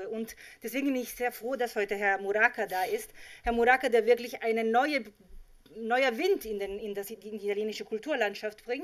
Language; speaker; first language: German; native; German